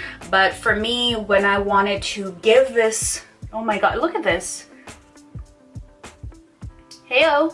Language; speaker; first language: English; native; English